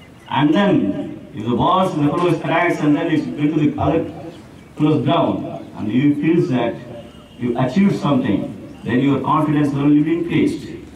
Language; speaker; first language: English; non-native, local second language; Tamil